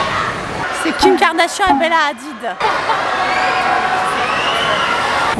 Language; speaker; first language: French; native; French